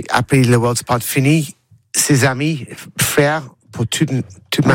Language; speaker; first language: French; non-native, learner; English